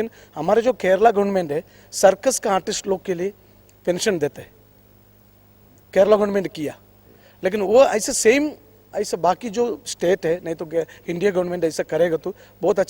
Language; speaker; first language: Hindi; non-native, local second language; Malayalam